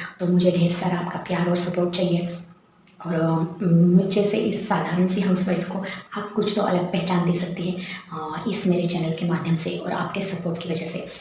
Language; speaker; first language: Hindi; non-native, local second language; Marathi